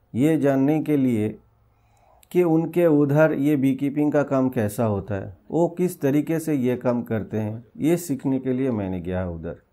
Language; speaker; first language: Hindi; non-native, local second language; Bangla